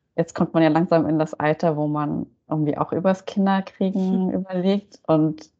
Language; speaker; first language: German; native; German